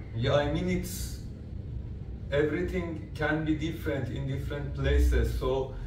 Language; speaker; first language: English; non-native, fluent; Persian